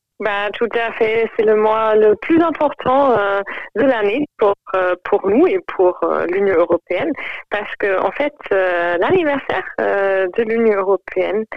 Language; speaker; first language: French; non-native, fluent; German